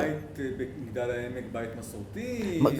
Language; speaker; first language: Hebrew; native; Hebrew